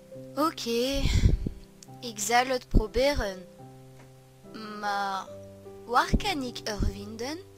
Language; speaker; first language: Dutch; non-native, learner; French